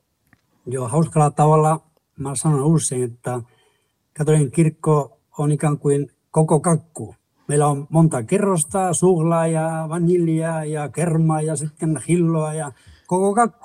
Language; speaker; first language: Finnish; non-native, fluent; Spanish